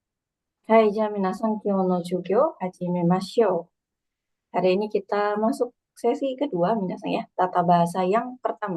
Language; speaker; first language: Indonesian; native; Indonesian